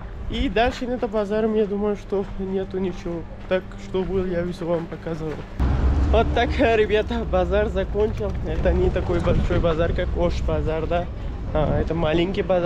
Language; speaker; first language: Russian; non-native, learner; Urdu